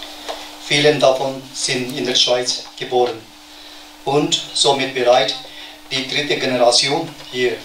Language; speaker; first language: German; non-native, learner; Tibetan